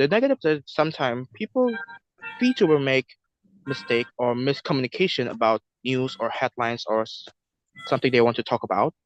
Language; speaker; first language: English; non-native, learner; Indonesian